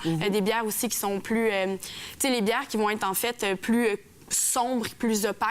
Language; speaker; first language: French; native; French